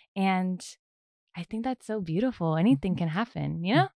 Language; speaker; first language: English; native; English